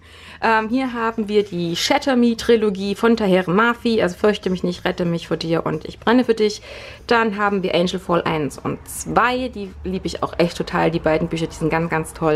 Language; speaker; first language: German; native; German